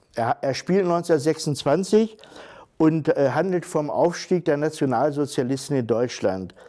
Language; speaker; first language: German; native; German